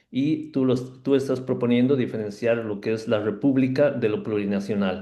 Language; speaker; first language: Spanish; native; Spanish